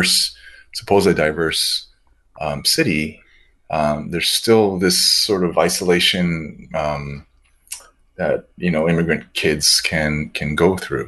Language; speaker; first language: English; native; English